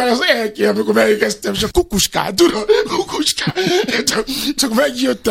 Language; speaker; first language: Hungarian; non-native, learner; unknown